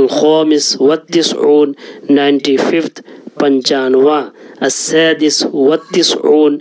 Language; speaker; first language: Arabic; non-native, fluent; Urdu